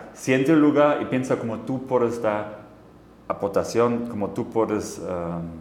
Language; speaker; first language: Spanish; non-native, fluent; German